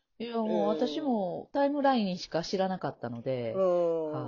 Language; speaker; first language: Japanese; native; Japanese